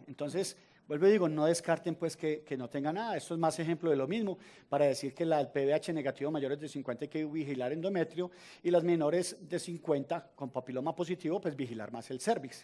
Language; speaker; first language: Spanish; native; Spanish